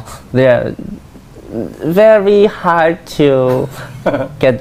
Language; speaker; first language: English; non-native, learner; Chinese